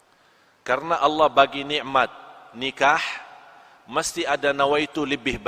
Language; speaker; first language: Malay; non-native, fluent; Arabic